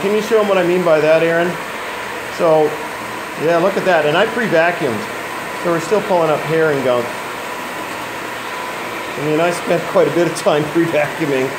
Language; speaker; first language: English; native; English